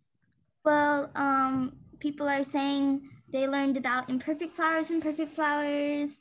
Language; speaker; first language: English; native; English